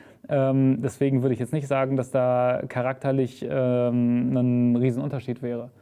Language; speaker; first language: German; native; German